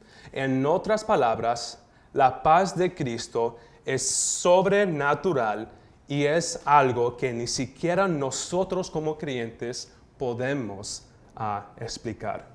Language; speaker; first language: Spanish; early bilingual, heritage; Spanish